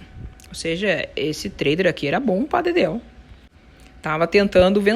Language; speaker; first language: Portuguese; native; Portuguese